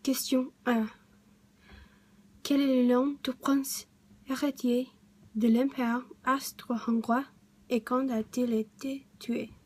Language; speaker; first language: French; non-native, learner; English